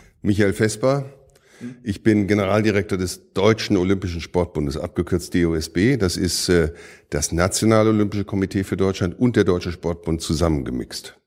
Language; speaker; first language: German; native; German